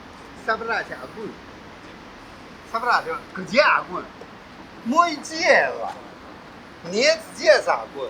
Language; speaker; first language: Russian; non-native, learner; Chinese